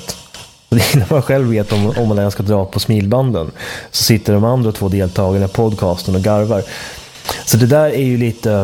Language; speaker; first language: Swedish; native; Swedish